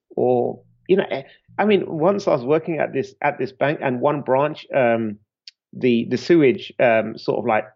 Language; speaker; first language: English; native; English